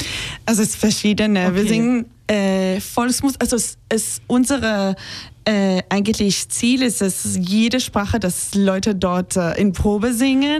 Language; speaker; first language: German; non-native, fluent; Hebrew